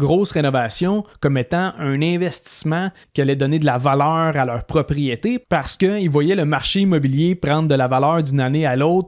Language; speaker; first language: French; native; French